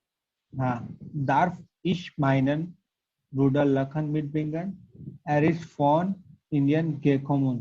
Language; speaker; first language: German; non-native, learner; Gujarati